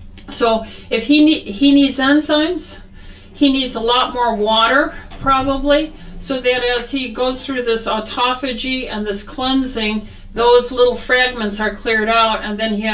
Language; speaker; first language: English; native; English